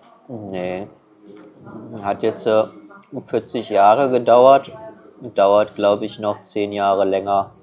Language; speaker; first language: German; non-native, fluent; Chinese